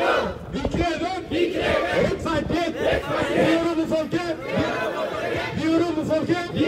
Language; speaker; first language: Norwegian; non-native, learner; Oromo